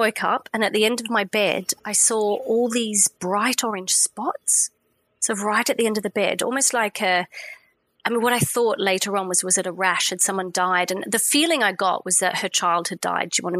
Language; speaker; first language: English; native; English